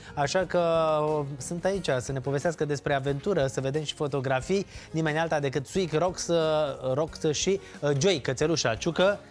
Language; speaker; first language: Romanian; native; Romanian